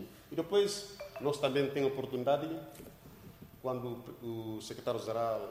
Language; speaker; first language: Portuguese; non-native, local second language; Tetum